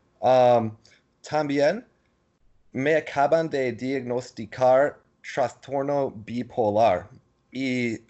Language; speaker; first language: Spanish; non-native, learner; English